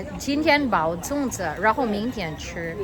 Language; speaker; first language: Chinese; non-native, learner; Filipino